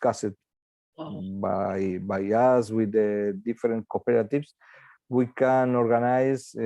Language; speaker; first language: English; non-native, learner; Spanish